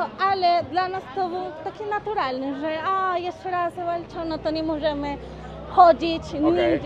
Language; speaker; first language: Polish; non-native, learner; Spanish